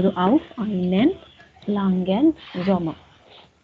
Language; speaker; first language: German; non-native, fluent; Hindi